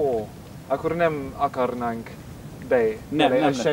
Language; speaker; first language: Hungarian; non-native, learner; English